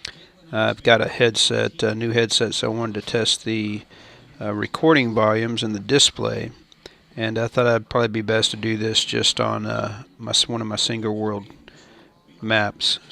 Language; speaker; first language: English; native; English